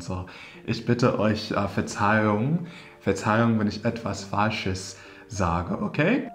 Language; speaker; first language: German; non-native, fluent; English